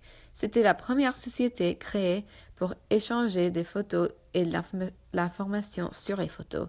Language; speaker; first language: French; non-native, learner; English